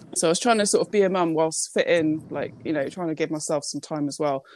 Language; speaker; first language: English; early bilingual, other home language; Japanese